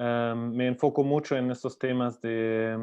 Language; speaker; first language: Spanish; non-native, fluent; German